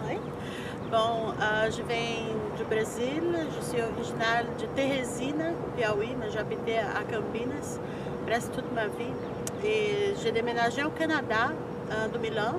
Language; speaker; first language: French; non-native, fluent; Portuguese